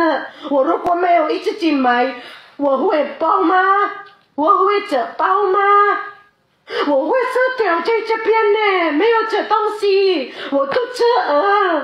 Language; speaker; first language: Chinese; non-native, learner; Indonesian